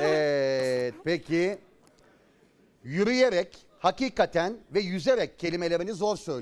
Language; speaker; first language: Turkish; native; Turkish